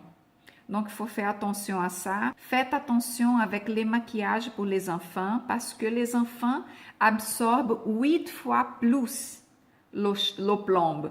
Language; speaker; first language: French; non-native, fluent; Portuguese